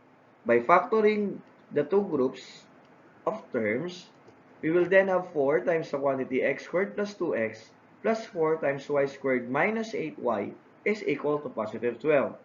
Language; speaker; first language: English; non-native, local second language; Filipino